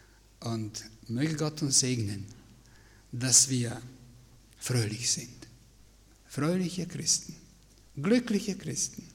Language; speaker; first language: German; non-native, fluent; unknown